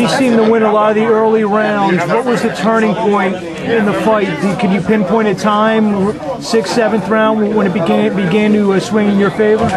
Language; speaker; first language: English; native; English